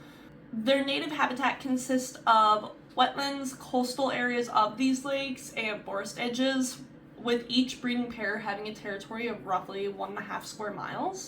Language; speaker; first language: English; native; English